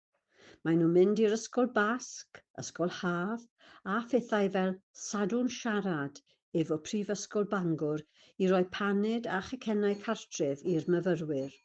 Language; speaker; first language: Welsh; non-native, fluent; English